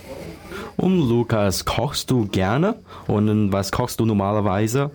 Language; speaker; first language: German; non-native, learner; Chinese